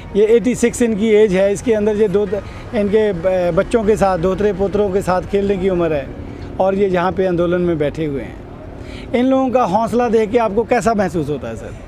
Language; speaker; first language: Hindi; non-native, local second language; Punjabi